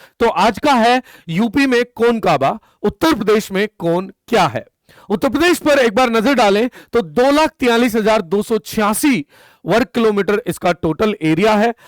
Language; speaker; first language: Hindi; native; Hindi